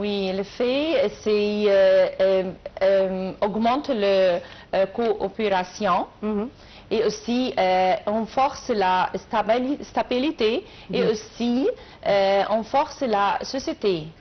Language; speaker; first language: French; non-native, learner; Arabic